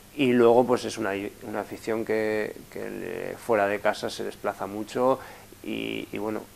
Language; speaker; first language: Spanish; native; Spanish